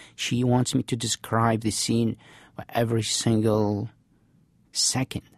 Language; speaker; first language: English; non-native, fluent; Arabic